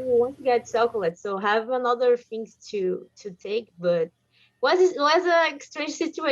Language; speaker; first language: English; non-native, learner; Portuguese